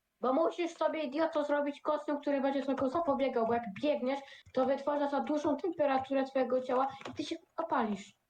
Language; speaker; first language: Polish; native; Polish